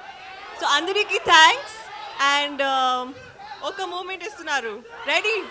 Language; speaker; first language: Telugu; non-native, learner; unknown